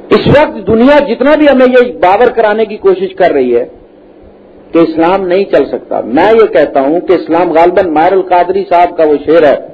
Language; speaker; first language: Urdu; non-native, local second language; Punjabi